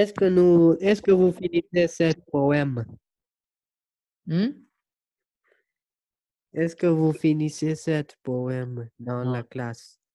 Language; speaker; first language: French; non-native, learner; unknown